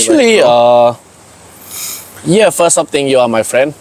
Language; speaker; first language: English; non-native, learner; Thai